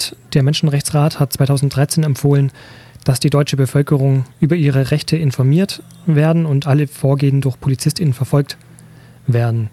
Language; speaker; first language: German; native; German